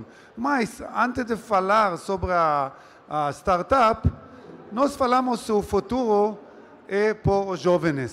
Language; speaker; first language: Portuguese; non-native, learner; Hebrew